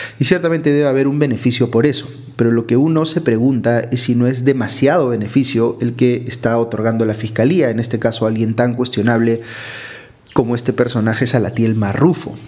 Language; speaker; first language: Spanish; native; Spanish